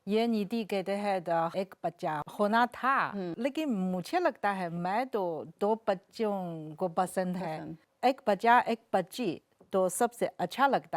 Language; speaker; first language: Hindi; non-native, fluent; Chinese